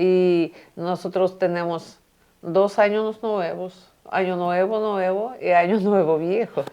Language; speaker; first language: Spanish; non-native, fluent; Russian